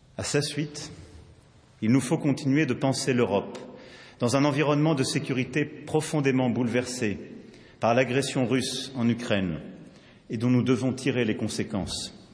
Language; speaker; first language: French; native; French